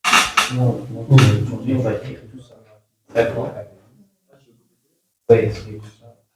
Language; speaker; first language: French; non-native, learner; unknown